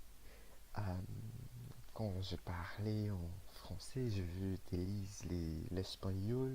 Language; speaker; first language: French; non-native, learner; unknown